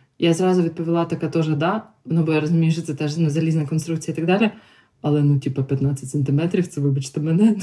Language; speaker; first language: Ukrainian; non-native, local second language; Russian